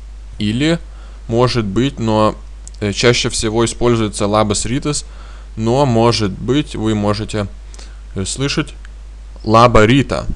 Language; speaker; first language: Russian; non-native, fluent; Lithuanian